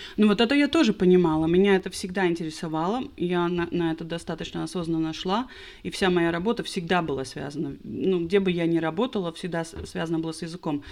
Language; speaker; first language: Russian; non-native, local second language; Latvian